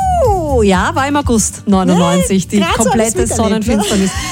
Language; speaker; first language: German; native; German